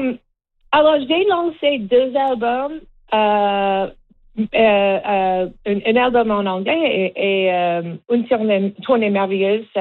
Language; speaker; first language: French; non-native, learner; English